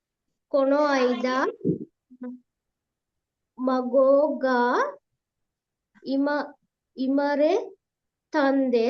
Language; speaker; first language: Japanese; non-native, learner; Sinhala